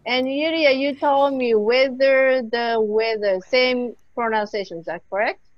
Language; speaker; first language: English; non-native, fluent; Japanese